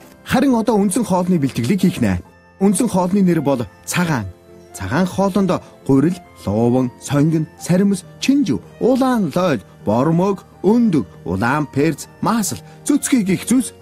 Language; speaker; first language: Mongolian; native; Mongolian